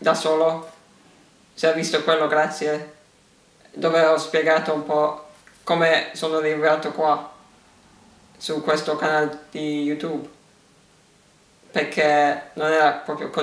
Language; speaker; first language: Italian; early bilingual, heritage; English